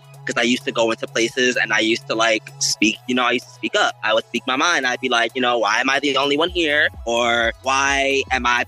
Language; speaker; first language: English; native; English